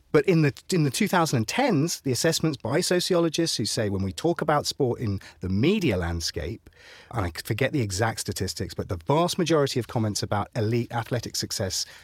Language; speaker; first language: English; native; English